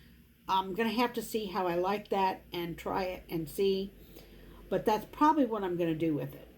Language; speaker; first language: English; native; English